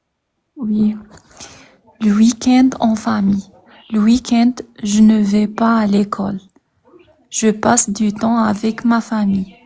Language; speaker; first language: French; non-native, learner; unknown